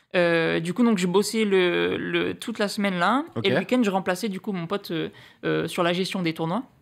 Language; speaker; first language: French; native; French